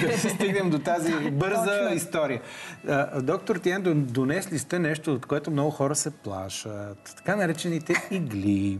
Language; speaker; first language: Bulgarian; native; Bulgarian